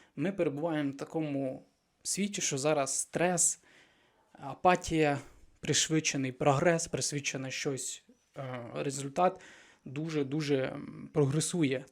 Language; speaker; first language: Ukrainian; non-native, local second language; Russian